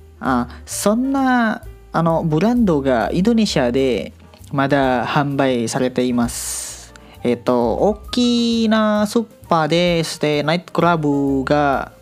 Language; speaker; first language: Japanese; non-native, learner; Indonesian